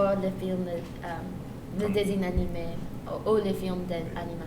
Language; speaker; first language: French; non-native, learner; Spanish